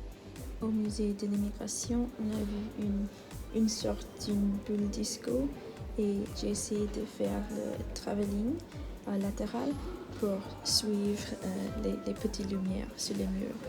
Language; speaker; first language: French; non-native, learner; English